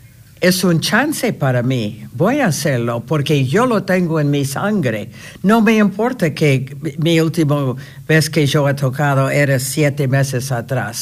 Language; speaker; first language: Spanish; non-native, fluent; English